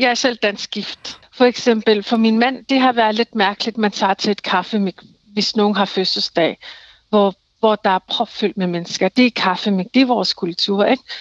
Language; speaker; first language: Danish; non-native, local second language; Kalaallisut